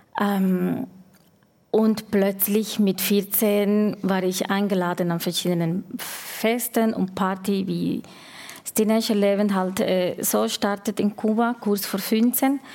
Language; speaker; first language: German; non-native, fluent; Spanish